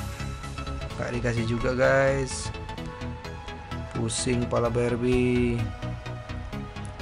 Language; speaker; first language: Indonesian; native; Indonesian